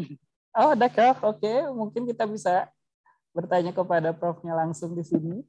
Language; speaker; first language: Indonesian; native; Indonesian